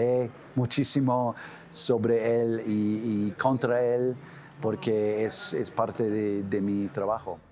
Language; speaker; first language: Spanish; non-native, fluent; English